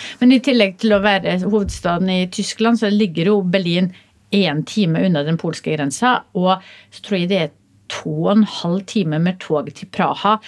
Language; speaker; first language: Norwegian; early bilingual, other home language; Polish